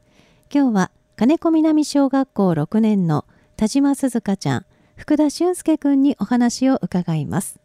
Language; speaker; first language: Japanese; native; Japanese